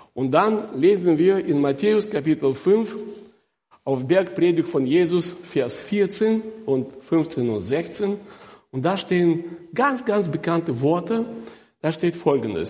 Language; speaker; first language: German; non-native, fluent; Russian